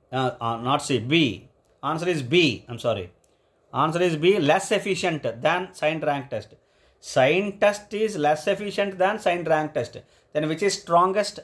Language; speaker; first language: English; non-native, local second language; Telugu